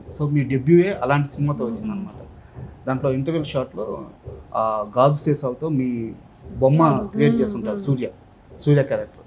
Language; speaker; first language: Telugu; native; Telugu